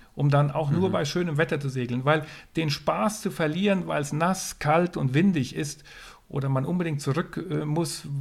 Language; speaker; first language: German; non-native, fluent; Swedish